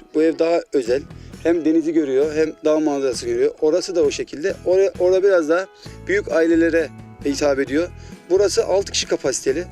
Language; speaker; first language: Turkish; native; Turkish